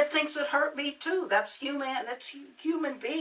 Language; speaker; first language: English; native; English